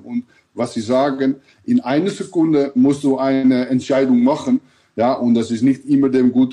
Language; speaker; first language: German; non-native, learner; Dutch